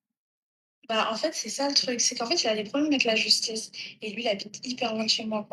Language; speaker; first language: French; native; French